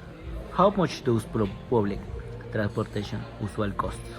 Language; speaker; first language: English; non-native, learner; Spanish